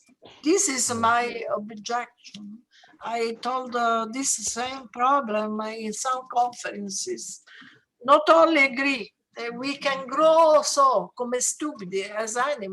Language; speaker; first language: English; non-native, learner; Italian